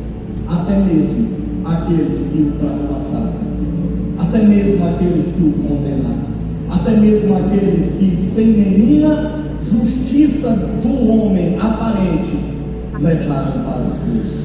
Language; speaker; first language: Portuguese; native; Portuguese